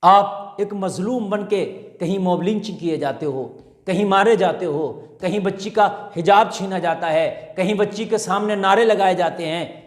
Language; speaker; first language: Urdu; native; Urdu